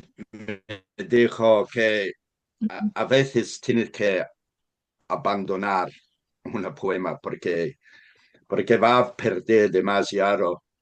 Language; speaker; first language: Spanish; non-native, fluent; English